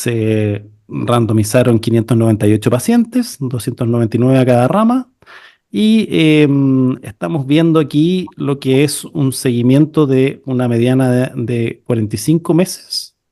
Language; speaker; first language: Spanish; native; Spanish